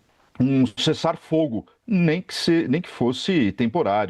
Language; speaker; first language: Portuguese; native; Portuguese